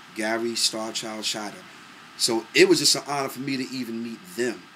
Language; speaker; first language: English; native; English